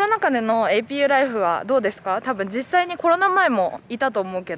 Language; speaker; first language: Japanese; native; Japanese